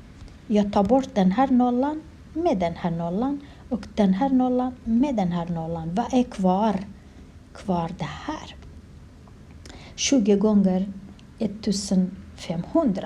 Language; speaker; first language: Swedish; non-native, learner; Kurdish